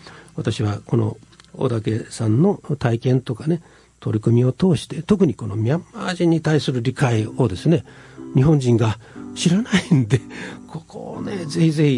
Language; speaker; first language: Japanese; native; Japanese